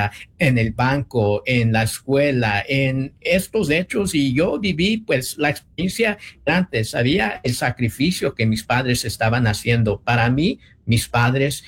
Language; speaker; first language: Spanish; early bilingual, heritage; Spanish